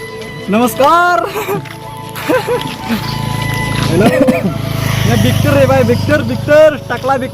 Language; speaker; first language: Hindi; non-native, local second language; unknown